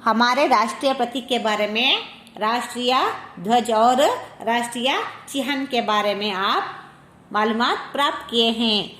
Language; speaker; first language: Hindi; non-native, local second language; Kannada